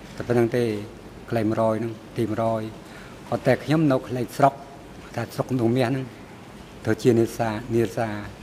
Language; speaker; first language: Khmer; non-native, local second language; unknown